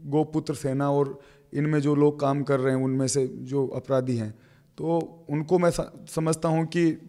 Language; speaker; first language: Hindi; native; Hindi